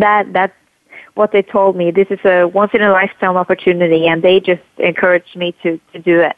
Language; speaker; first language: English; non-native, fluent; Norwegian